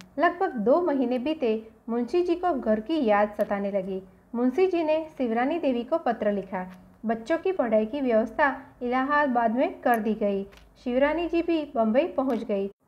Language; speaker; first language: Hindi; non-native, local second language; Gujarati